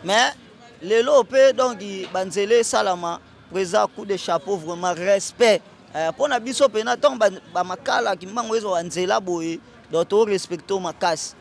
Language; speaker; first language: Lingala; native; Lingala